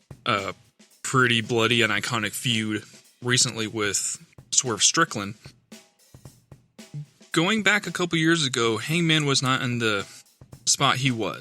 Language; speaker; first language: English; native; English